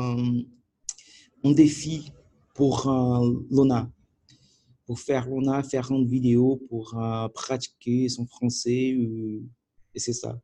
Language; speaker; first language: French; non-native, learner; Portuguese